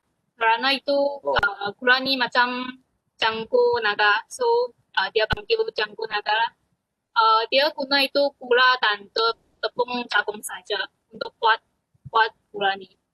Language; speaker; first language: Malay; non-native, local second language; Chinese